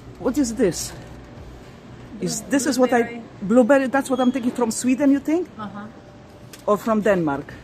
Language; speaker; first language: English; non-native, fluent; Polish